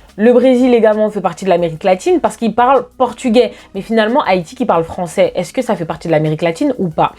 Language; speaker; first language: French; native; French